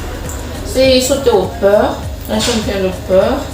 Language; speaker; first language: French; non-native, local second language; Malagasy